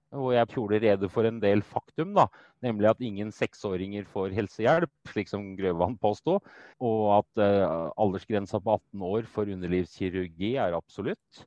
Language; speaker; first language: Norwegian; native; Norwegian